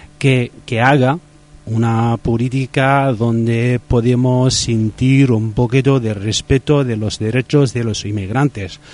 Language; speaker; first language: Spanish; non-native, fluent; Riffian